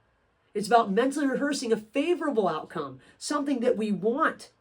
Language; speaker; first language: English; native; English